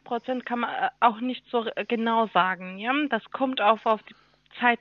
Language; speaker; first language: German; non-native, learner; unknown